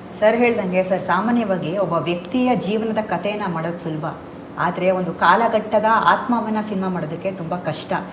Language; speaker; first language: Kannada; native; Kannada